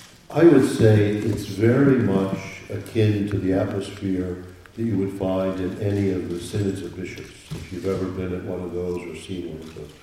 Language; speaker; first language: English; native; English